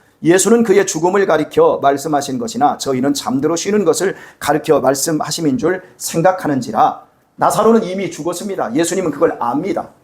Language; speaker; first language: Korean; native; Korean